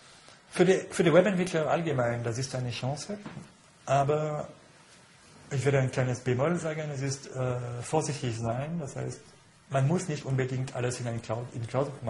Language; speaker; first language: German; non-native, fluent; French